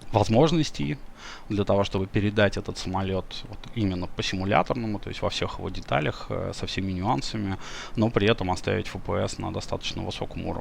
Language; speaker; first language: Russian; native; Russian